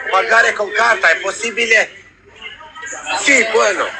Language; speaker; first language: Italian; non-native, learner; Albanian